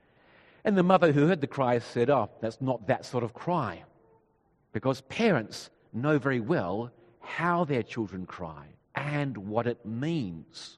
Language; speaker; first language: English; native; English